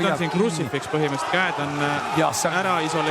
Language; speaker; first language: Estonian; native; Estonian